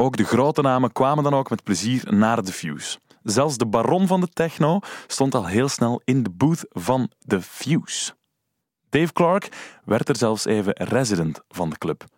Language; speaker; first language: Dutch; native; Dutch